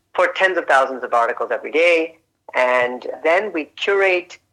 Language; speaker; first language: English; early bilingual, other home language; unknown